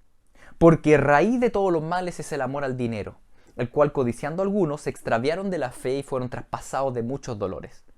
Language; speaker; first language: Spanish; native; Spanish